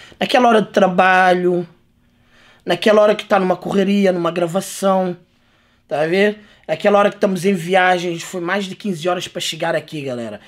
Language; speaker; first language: Portuguese; native; Portuguese